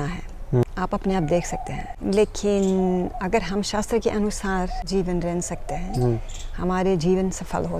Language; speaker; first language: Hindi; non-native, learner; Dutch